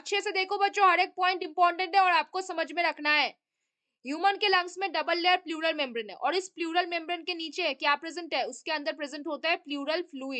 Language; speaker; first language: Hindi; native; Hindi